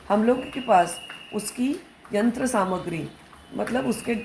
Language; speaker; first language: Hindi; non-native, local second language; Marathi